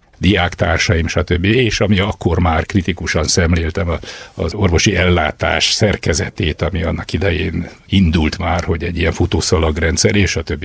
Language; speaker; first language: Hungarian; native; Hungarian